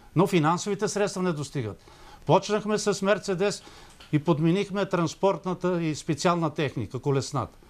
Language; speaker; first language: Bulgarian; native; Bulgarian